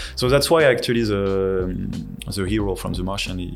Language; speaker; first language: English; non-native, fluent; French